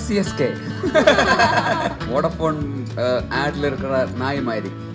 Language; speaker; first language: Tamil; non-native, local second language; Malayalam